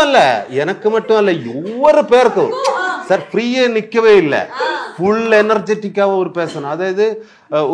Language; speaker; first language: Tamil; non-native, learner; Malayalam